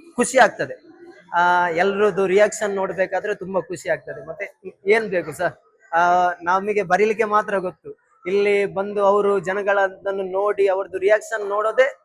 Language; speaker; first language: Kannada; native; Kannada